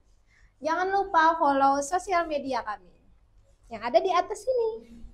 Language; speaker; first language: Indonesian; native; Indonesian